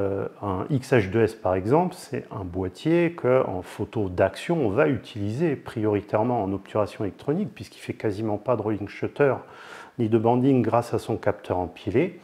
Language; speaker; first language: French; native; French